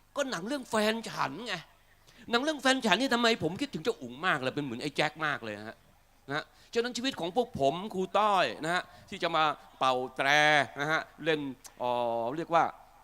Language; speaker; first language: Thai; native; Thai